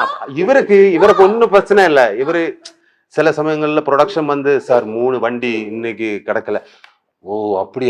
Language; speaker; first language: Tamil; non-native, learner; Malayalam